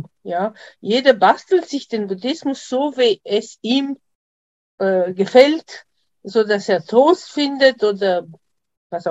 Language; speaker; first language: German; non-native, fluent; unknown